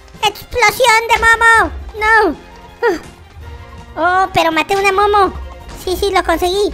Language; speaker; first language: Spanish; native; Spanish